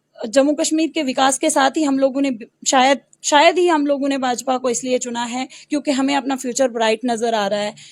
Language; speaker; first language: Hindi; non-native, local second language; Pahari-Potwari